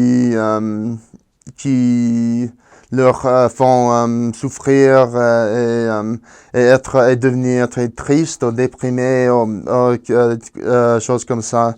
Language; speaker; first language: French; non-native, fluent; Spanish